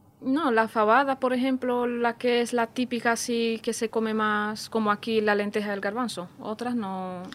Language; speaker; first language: Spanish; non-native, fluent; Romanian